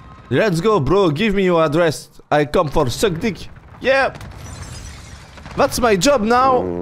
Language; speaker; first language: English; non-native, learner; French